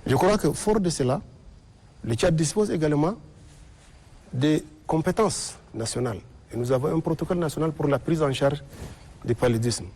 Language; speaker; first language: French; non-native, local second language; Arabic